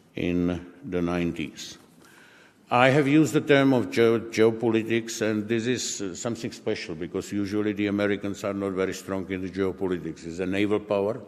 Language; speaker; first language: English; non-native, fluent; Czech